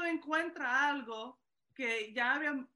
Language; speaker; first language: Spanish; early bilingual, heritage; Spanish